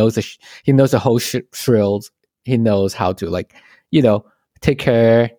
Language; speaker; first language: English; non-native, local second language; Chinese